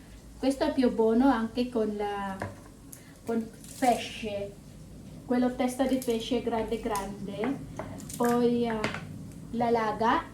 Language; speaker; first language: Italian; non-native, learner; Filipino